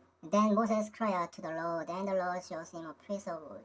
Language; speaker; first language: English; non-native, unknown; Korean